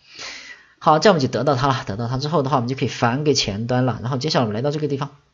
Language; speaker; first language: Chinese; native; Chinese